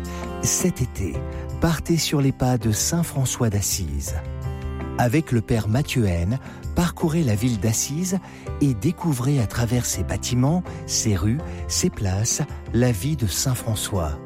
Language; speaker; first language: French; native; French